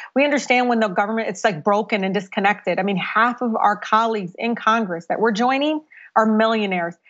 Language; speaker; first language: English; native; English